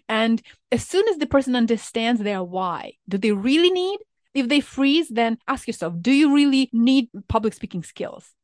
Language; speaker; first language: English; non-native, fluent; Ukrainian